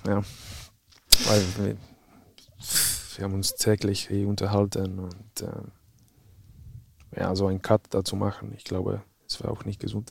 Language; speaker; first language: German; non-native, fluent; Czech